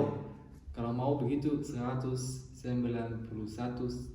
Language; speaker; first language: Indonesian; non-native, learner; German